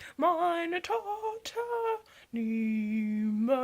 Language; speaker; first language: German; non-native, learner; English